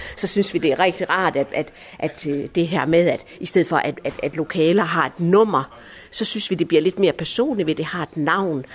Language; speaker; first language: Danish; early bilingual, other home language; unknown